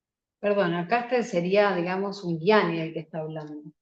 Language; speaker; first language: Spanish; native; Spanish